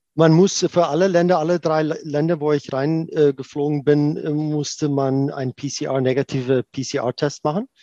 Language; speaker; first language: German; non-native, fluent; Afrikaans